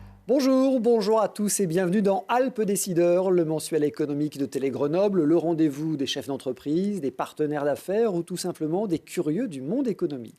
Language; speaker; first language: French; native; French